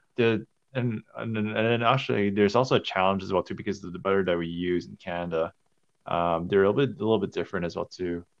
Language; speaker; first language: English; native; English